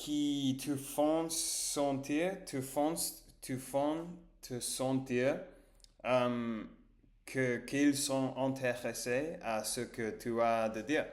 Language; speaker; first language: French; non-native, learner; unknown